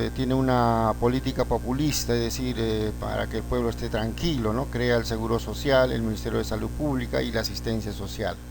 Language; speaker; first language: Spanish; native; Spanish